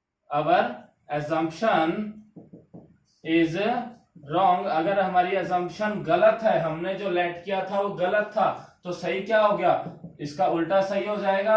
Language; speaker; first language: Hindi; native; Hindi